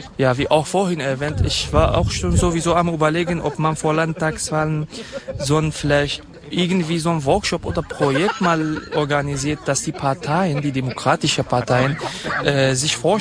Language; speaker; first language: German; non-native, fluent; Kurdish